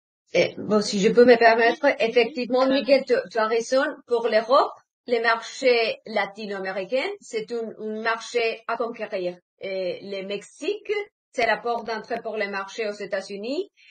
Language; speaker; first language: French; non-native, fluent; Spanish